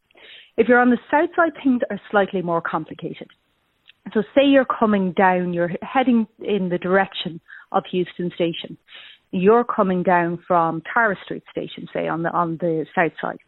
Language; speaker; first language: English; native; English